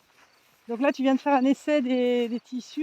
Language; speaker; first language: French; native; French